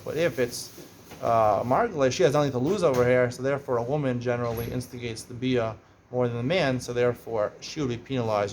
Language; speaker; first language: English; native; English